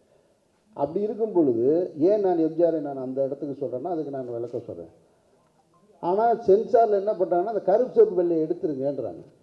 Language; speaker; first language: Tamil; native; Tamil